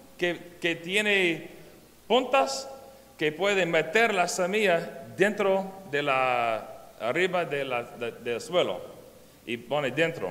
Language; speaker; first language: Spanish; non-native, learner; English